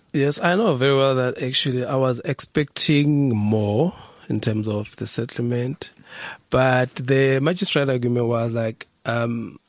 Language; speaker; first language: English; non-native, local second language; Zulu